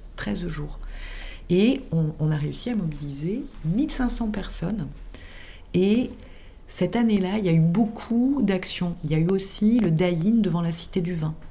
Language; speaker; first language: French; native; French